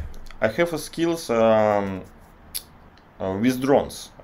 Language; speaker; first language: English; non-native, learner; Russian